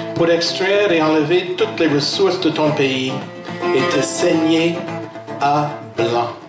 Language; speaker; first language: French; non-native, fluent; English